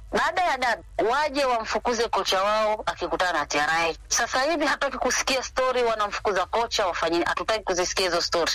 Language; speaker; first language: Swahili; non-native, local second language; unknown